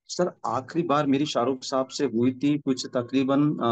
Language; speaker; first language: Hindi; non-native, local second language; Marathi